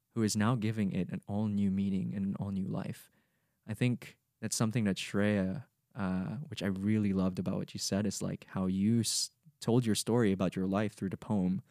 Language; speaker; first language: English; non-native, local second language; Cebuano